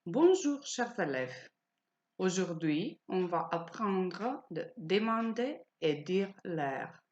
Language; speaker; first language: French; non-native, fluent; Macedonian